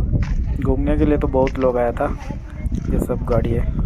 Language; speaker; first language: Hindi; non-native, local second language; Telugu